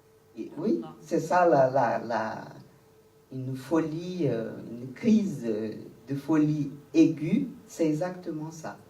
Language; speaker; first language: French; non-native, fluent; Portuguese